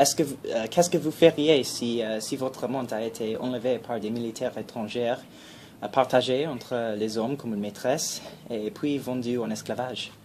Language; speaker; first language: French; non-native, learner; English